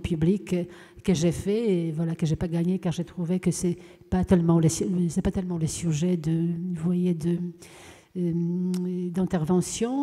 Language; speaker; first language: French; non-native, fluent; Polish